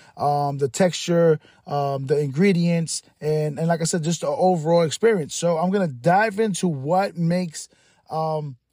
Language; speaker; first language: English; native; English